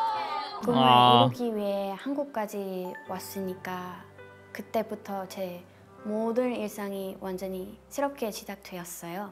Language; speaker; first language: Korean; non-native, learner; Thai